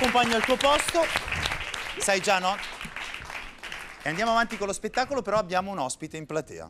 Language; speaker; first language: Italian; native; Italian